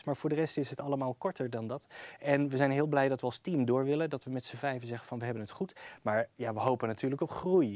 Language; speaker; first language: Dutch; native; Dutch